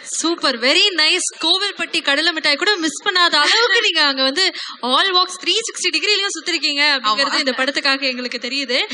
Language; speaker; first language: Tamil; native; Tamil